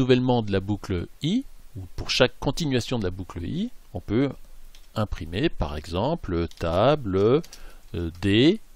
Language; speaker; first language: French; native; French